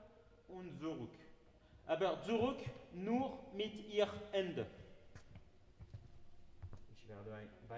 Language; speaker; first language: German; non-native, learner; French